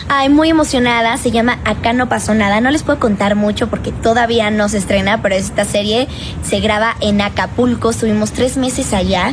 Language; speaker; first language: Spanish; native; Spanish